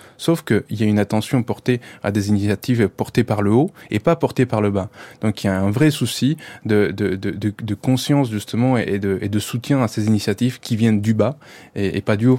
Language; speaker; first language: French; non-native, fluent; Spanish